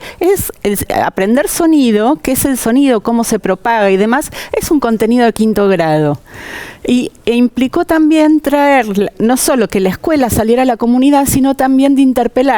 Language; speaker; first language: Spanish; native; Spanish